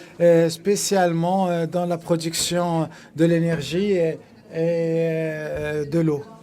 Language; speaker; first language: French; non-native, fluent; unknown